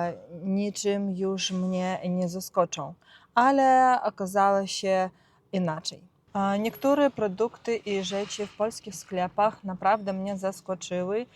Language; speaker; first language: Polish; non-native, learner; Ukrainian